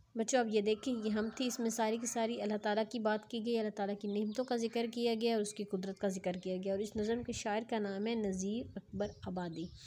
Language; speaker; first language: Urdu; non-native, local second language; Punjabi